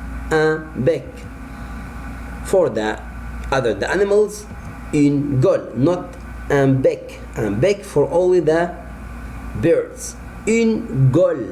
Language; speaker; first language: French; non-native, fluent; Arabic